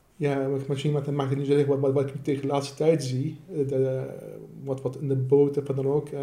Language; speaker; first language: Dutch; early bilingual, other home language; Arabic